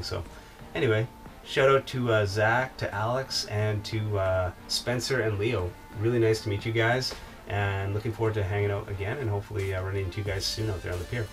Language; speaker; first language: English; native; English